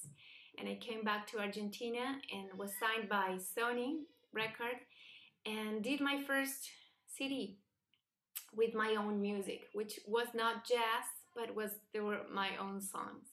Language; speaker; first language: English; non-native, fluent; Spanish